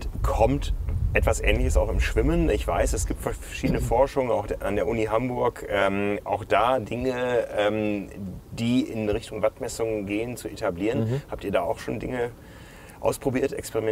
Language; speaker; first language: German; native; German